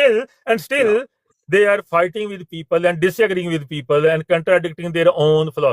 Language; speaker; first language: English; non-native, fluent; Punjabi